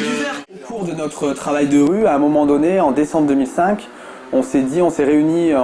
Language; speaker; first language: French; native; French